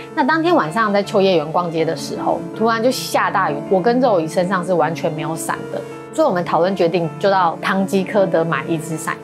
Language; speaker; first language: Chinese; native; Chinese